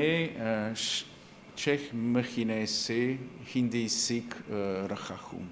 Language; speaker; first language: Hindi; non-native, learner; Portuguese